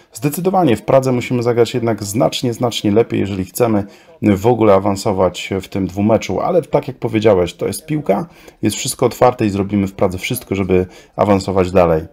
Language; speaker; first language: Polish; native; Polish